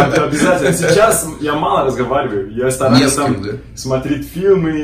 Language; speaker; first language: Russian; non-native, learner; Portuguese